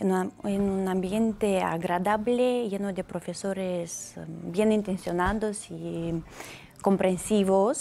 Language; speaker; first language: Spanish; non-native, learner; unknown